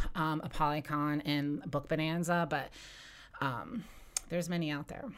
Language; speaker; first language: English; native; English